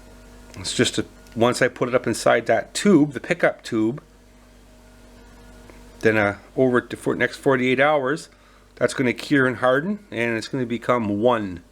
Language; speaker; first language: English; native; English